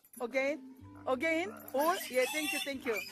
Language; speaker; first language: English; non-native, learner; Korean